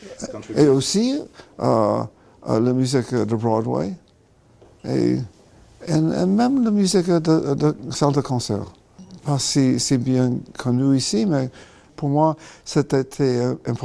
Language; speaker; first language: French; non-native, learner; English